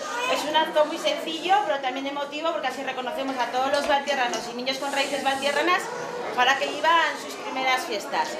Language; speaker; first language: Spanish; native; Spanish